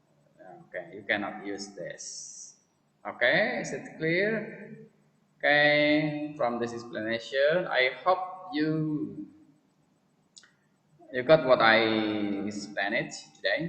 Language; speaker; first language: English; non-native, fluent; Indonesian